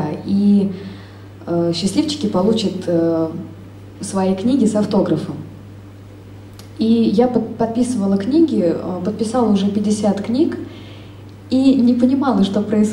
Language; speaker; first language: Russian; native; Russian